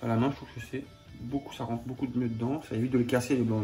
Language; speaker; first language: French; native; French